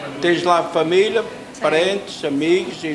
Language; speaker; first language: Portuguese; native; Portuguese